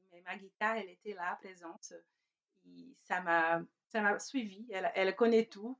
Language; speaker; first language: French; non-native, fluent; Portuguese